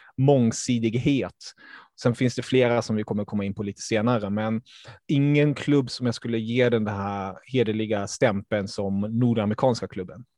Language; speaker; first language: Swedish; early bilingual, other home language; German